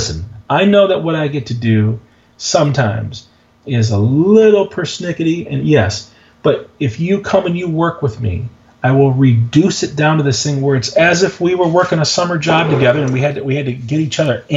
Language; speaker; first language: English; native; English